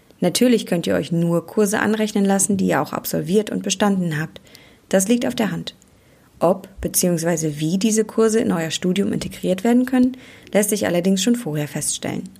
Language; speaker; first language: German; native; German